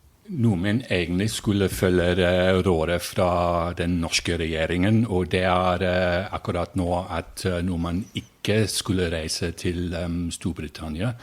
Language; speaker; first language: Norwegian; non-native, fluent; English